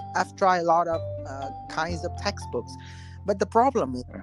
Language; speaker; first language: English; non-native, learner; Vietnamese